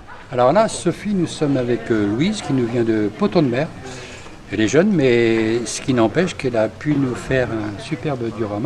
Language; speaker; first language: French; native; French